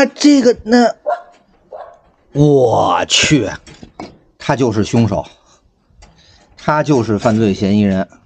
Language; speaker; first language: Chinese; native; Chinese